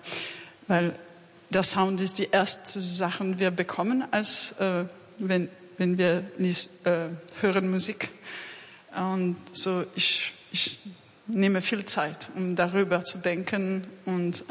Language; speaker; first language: German; non-native, fluent; French